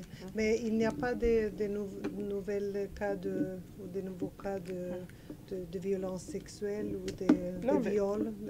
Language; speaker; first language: French; non-native, learner; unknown